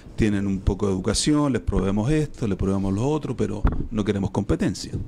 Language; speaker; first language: Spanish; native; Spanish